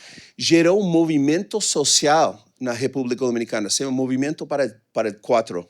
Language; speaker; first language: Portuguese; non-native, fluent; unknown